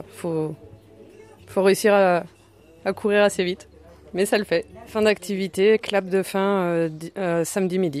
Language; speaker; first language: French; native; French